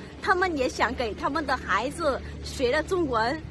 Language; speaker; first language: Chinese; non-native, learner; Vietnamese